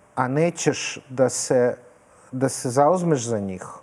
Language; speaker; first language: Serbian; non-native, fluent; Russian